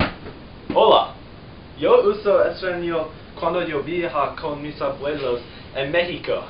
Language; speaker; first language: Spanish; non-native, learner; English